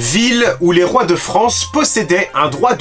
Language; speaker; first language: French; native; French